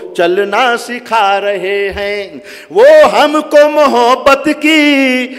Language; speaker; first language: Hindi; native; Hindi